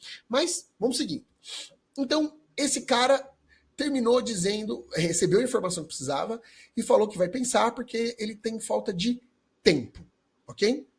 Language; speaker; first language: Portuguese; native; Portuguese